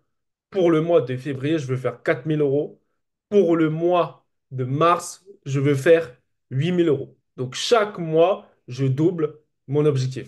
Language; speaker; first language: French; native; French